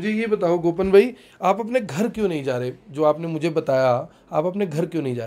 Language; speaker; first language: Hindi; native; Hindi